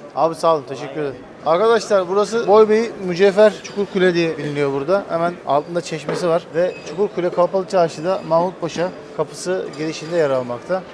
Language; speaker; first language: Turkish; native; Turkish